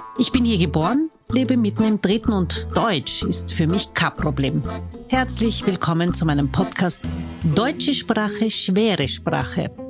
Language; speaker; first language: German; native; German